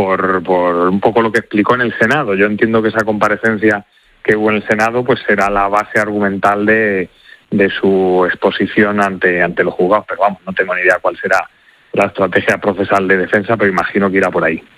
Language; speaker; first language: Spanish; native; Spanish